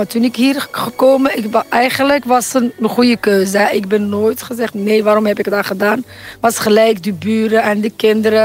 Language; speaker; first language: Dutch; non-native, learner; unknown